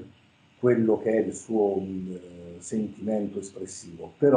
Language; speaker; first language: Italian; native; Italian